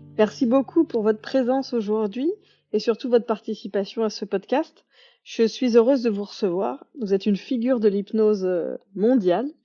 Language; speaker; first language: French; native; French